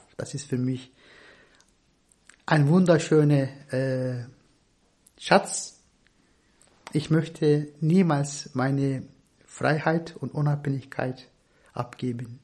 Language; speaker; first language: German; non-native, fluent; Turkish